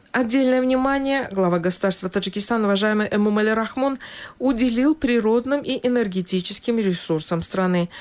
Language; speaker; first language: Russian; non-native, local second language; Tajik